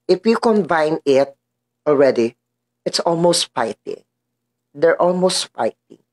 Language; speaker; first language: English; non-native, learner; Filipino